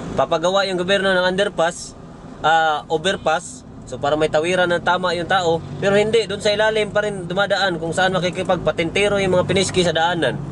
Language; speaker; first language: Filipino; non-native, local second language; Cebuano